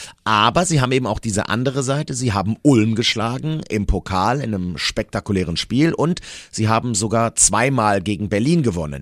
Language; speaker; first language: German; native; German